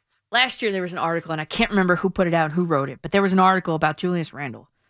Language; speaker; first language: English; native; English